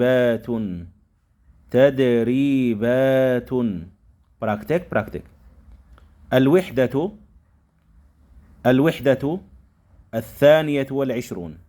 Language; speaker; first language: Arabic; non-native, fluent; Indonesian